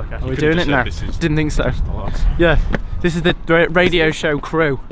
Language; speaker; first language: English; native; English